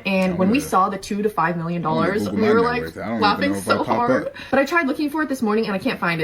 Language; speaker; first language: English; native; English